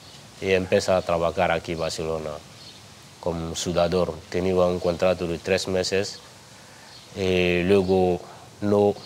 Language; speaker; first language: Spanish; non-native, learner; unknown